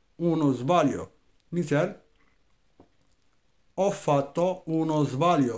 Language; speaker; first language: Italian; non-native, fluent; Arabic